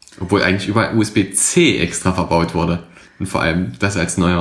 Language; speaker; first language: German; native; German